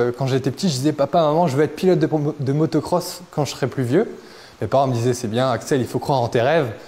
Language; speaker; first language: French; native; French